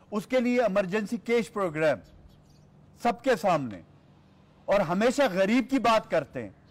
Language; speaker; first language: Urdu; non-native, local second language; Pashto